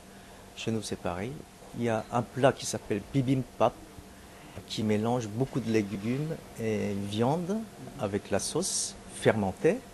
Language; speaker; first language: French; non-native, fluent; Korean